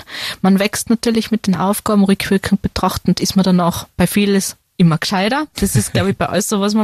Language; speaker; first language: German; native; German